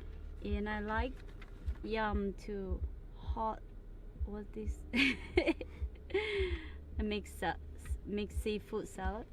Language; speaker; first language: English; non-native, learner; Thai